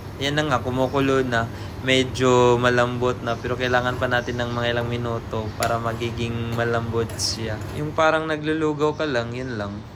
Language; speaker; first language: Filipino; non-native, local second language; Cebuano